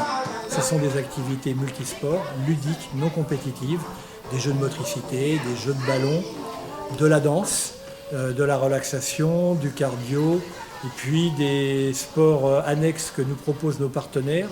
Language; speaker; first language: French; native; French